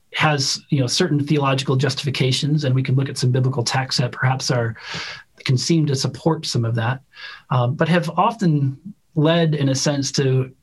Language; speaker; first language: English; native; English